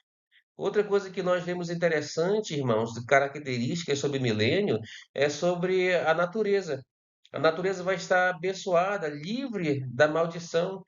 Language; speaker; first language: Portuguese; native; Portuguese